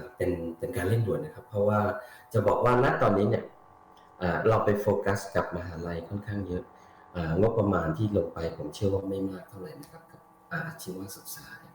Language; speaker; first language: Thai; native; Thai